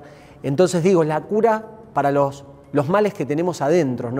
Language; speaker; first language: Spanish; native; Spanish